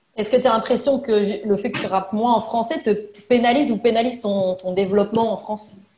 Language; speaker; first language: French; native; French